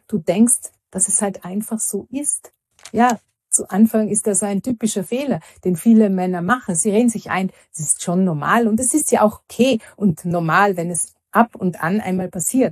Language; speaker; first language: German; native; German